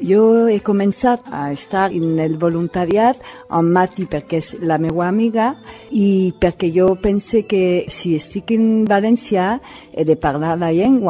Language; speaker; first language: Catalan; non-native, learner; Spanish